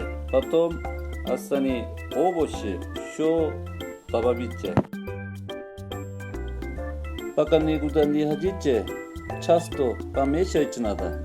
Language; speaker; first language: Russian; non-native, learner; Korean